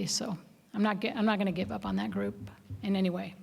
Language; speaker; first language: English; native; English